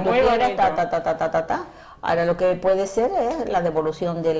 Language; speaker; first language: Spanish; native; Spanish